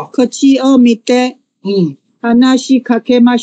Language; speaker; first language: Japanese; non-native, learner; Chinese